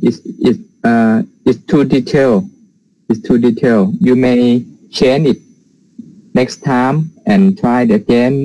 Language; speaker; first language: English; non-native, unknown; Thai